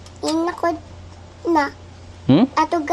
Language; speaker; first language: Filipino; non-native, local second language; Iloko